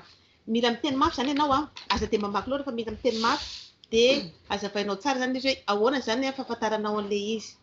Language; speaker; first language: Spanish; non-native, learner; Malagasy